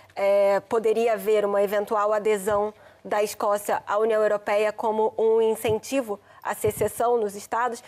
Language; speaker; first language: Portuguese; native; Portuguese